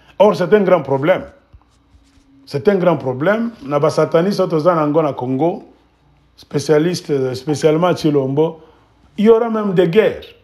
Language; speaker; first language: French; non-native, local second language; Swahili